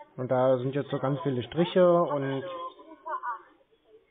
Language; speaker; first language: German; native; German